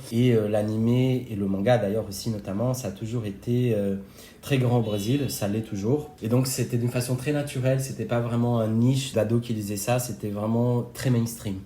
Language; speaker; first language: French; non-native, fluent; Portuguese